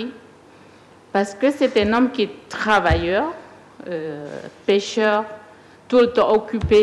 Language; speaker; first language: French; non-native, learner; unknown